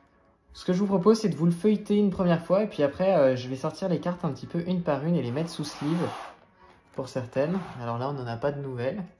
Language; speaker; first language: French; native; French